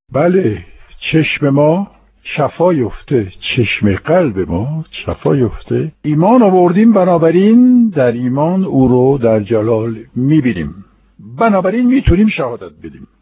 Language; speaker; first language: Persian; non-native, fluent; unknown